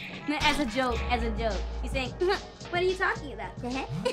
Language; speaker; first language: English; native; English